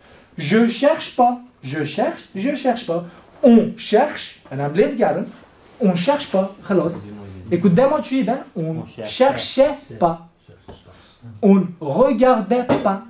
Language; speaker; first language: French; non-native, fluent; Kurdish